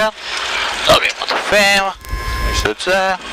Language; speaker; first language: Hebrew; native; Hebrew